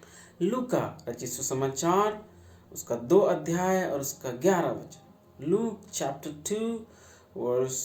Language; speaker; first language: Hindi; native; Hindi